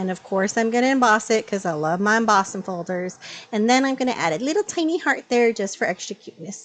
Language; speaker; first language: English; native; English